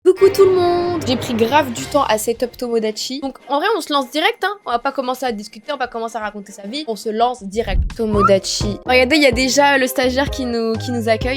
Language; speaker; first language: French; native; French